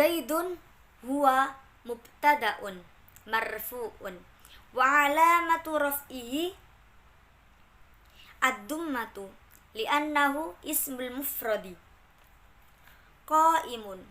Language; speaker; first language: Arabic; non-native, learner; Indonesian